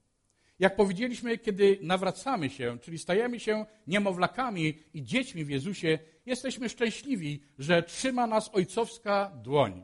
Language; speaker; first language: Polish; native; Polish